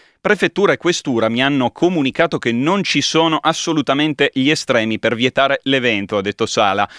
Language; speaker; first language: Italian; native; Italian